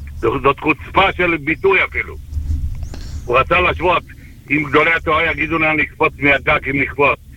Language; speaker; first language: Hebrew; native; Hebrew